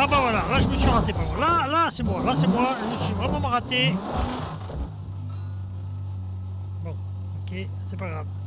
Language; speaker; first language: French; native; French